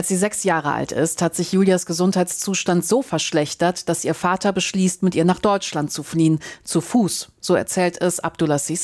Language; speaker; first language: German; native; German